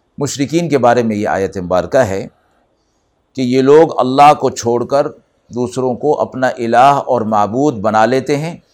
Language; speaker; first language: Urdu; native; Urdu